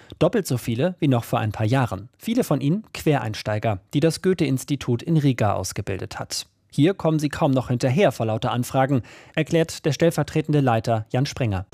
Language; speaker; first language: German; native; German